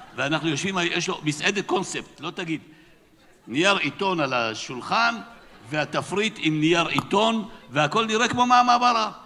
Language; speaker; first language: Hebrew; native; Hebrew